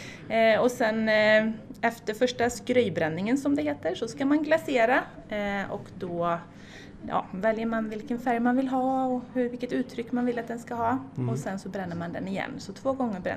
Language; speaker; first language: Swedish; native; Swedish